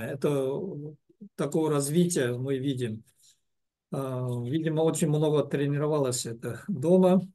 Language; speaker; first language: Russian; non-native, learner; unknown